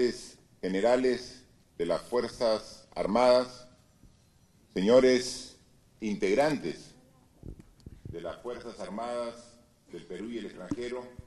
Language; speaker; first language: Spanish; native; Spanish